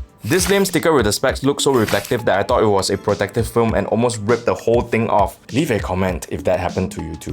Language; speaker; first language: English; native; English